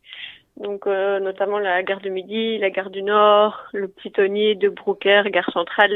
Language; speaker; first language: French; native; French